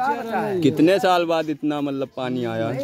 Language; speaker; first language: Hindi; native; Hindi